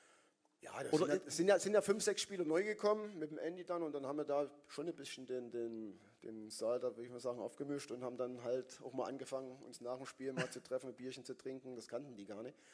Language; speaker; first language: German; native; German